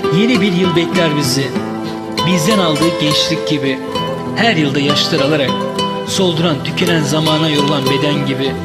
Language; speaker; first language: Turkish; native; Turkish